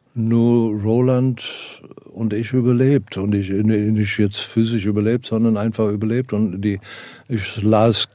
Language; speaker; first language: German; non-native, fluent; Afrikaans